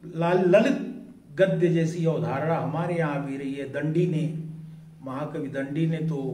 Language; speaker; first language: Hindi; native; Hindi